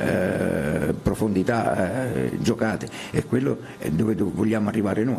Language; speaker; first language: Italian; native; Italian